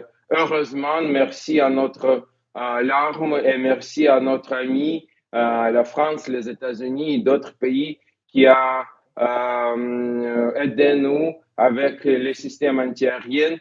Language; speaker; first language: French; non-native, learner; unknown